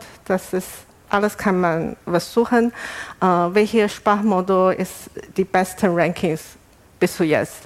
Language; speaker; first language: German; non-native, fluent; Chinese